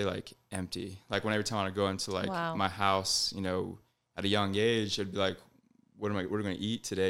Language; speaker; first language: English; native; English